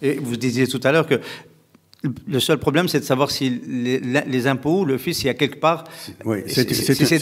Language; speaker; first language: French; non-native, local second language; Arabic